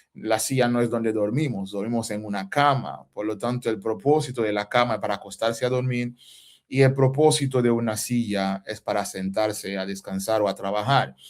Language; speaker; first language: Spanish; non-native, fluent; Haitian Creole